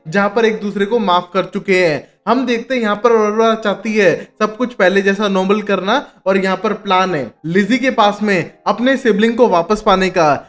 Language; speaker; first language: Hindi; native; Hindi